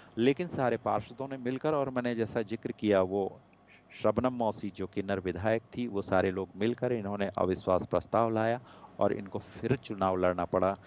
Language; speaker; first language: Hindi; non-native, local second language; Gujarati